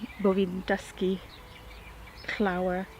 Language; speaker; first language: Welsh; non-native, learner; English